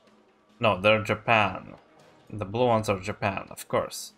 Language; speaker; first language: English; non-native, fluent; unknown